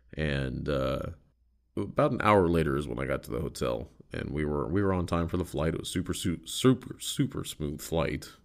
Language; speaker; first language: English; native; English